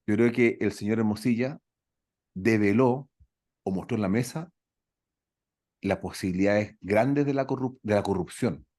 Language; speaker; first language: Spanish; native; Spanish